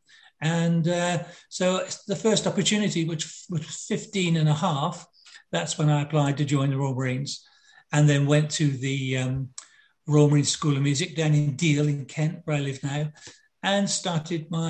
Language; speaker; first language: English; native; English